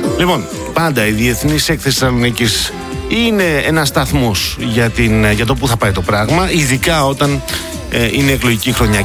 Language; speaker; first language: Greek; native; Greek